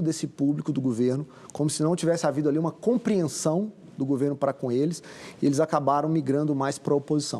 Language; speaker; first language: Portuguese; native; Portuguese